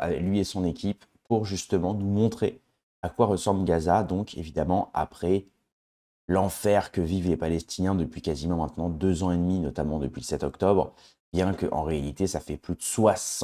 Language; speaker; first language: French; native; French